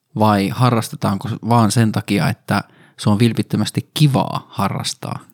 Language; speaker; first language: Finnish; native; Finnish